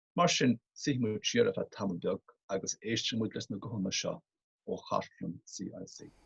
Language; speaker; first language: Irish; native; Irish